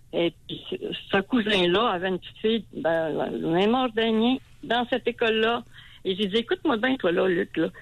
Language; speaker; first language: French; native; French